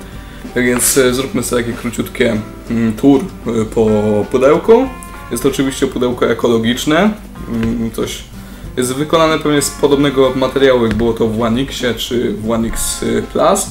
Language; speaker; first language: Polish; native; Polish